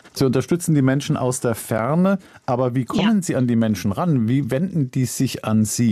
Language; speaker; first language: German; native; German